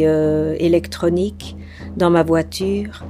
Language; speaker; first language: French; non-native, fluent; English